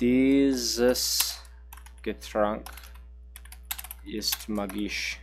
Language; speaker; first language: German; non-native, learner; English